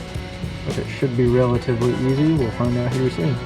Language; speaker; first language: English; native; English